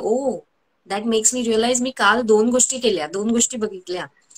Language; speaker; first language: English; non-native, local second language; Marathi